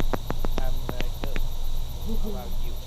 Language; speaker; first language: English; non-native, learner; Vietnamese